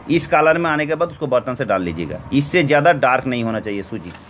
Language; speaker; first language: Hindi; non-native, local second language; Bangla